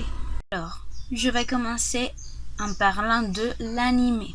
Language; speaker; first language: French; non-native, learner; Spanish